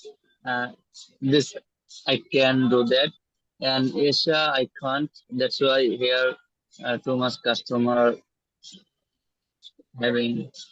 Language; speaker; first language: English; non-native, learner; Bangla